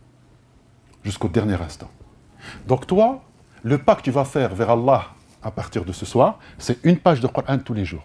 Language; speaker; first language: French; native; French